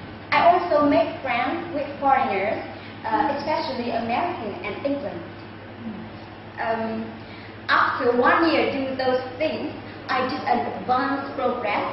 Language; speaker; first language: English; non-native, learner; Vietnamese